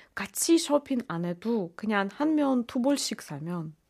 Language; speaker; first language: Korean; non-native, fluent; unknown